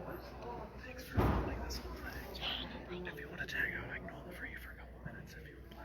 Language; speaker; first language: English; native; English